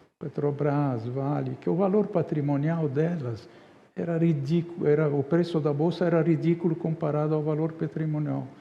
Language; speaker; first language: Portuguese; non-native, fluent; Arabic